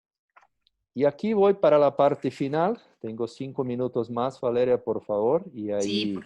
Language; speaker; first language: Spanish; non-native, fluent; Portuguese